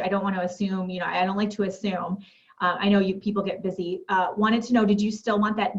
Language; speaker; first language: English; native; English